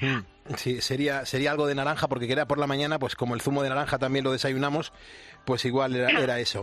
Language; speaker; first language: Spanish; native; Spanish